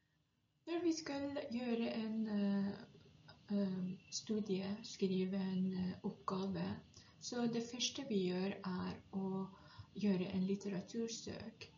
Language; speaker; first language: Norwegian; non-native, fluent; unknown